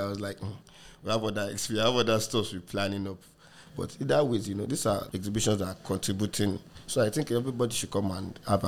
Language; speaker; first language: English; non-native, local second language; Yoruba